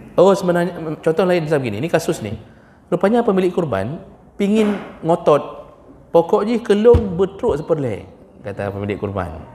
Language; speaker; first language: Malay; non-native, local second language; Achinese